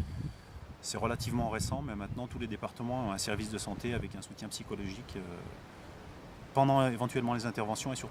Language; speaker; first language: French; native; French